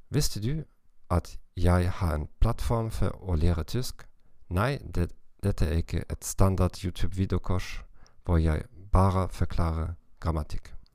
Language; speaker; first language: Norwegian; non-native, learner; German